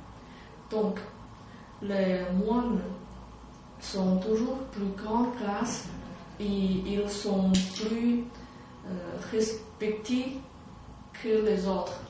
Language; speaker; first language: French; non-native, learner; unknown